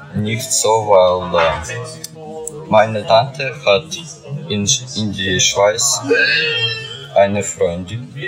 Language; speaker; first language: German; non-native, learner; Ukrainian